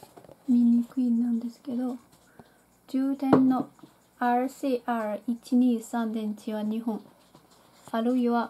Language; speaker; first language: Japanese; non-native, fluent; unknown